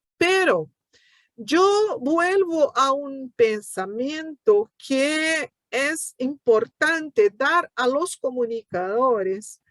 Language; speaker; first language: Spanish; non-native, fluent; Portuguese